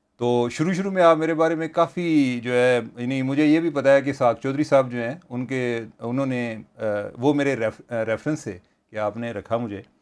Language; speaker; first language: Urdu; non-native, local second language; Punjabi